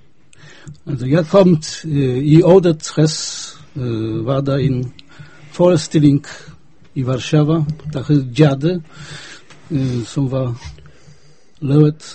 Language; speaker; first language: Danish; non-native, fluent; Polish